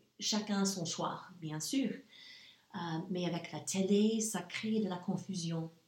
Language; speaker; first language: French; non-native, fluent; English